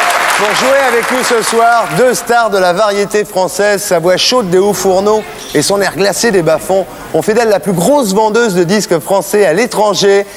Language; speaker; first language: French; native; French